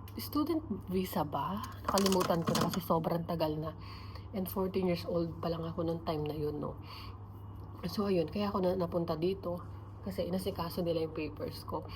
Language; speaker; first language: Filipino; native; Filipino